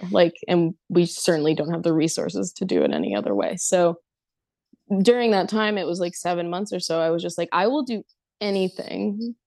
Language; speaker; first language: English; native; English